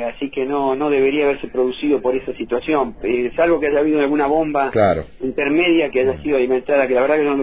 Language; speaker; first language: Spanish; native; Spanish